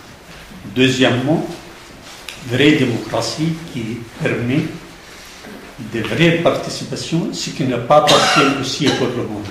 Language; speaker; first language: French; non-native, fluent; Arabic